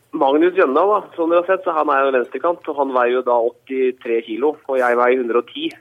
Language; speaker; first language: Norwegian; native; Norwegian